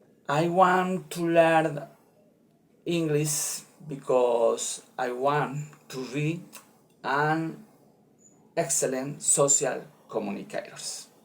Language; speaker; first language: English; non-native, learner; Spanish